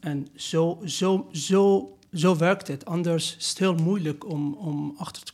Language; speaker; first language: Dutch; non-native, fluent; Persian